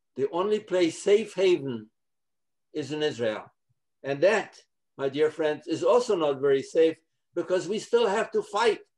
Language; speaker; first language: English; non-native, fluent; Polish